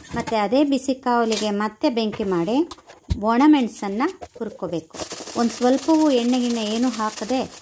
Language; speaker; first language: Kannada; non-native, local second language; Konkani